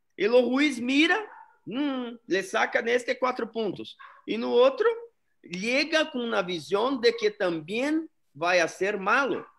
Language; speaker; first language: Spanish; non-native, learner; Portuguese